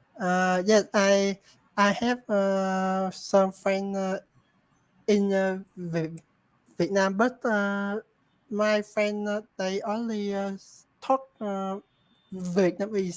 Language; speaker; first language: English; non-native, learner; Vietnamese